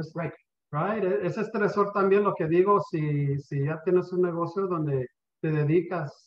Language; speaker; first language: Spanish; early bilingual, heritage; Spanish